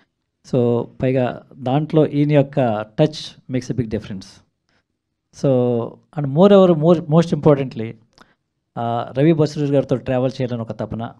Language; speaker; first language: Telugu; native; Telugu